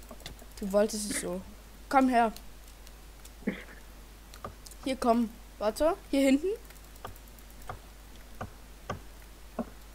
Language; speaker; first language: German; native; German